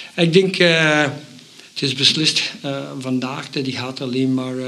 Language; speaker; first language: Dutch; non-native, fluent; English